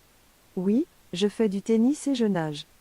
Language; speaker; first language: French; non-native, learner; Bangla